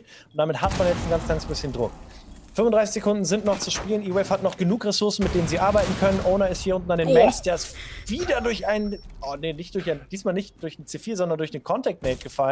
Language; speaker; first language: German; native; German